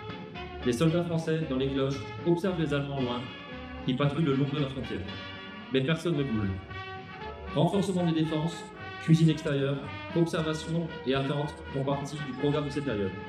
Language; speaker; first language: French; native; French